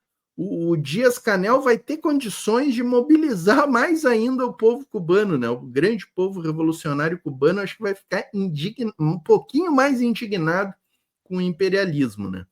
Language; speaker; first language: Portuguese; native; Portuguese